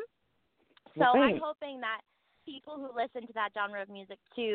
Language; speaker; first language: English; native; English